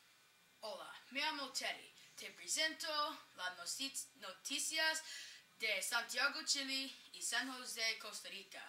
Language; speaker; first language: Spanish; non-native, learner; English